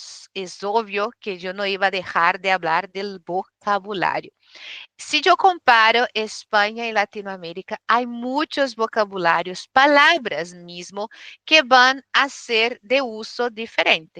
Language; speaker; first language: Spanish; non-native, fluent; Portuguese